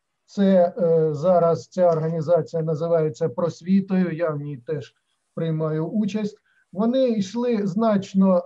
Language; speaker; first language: Ukrainian; native; Ukrainian